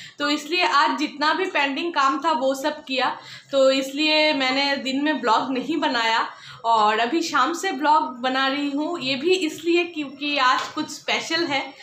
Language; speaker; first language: Hindi; non-native, local second language; Bangla